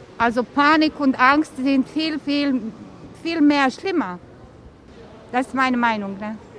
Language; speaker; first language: German; non-native, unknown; Croatian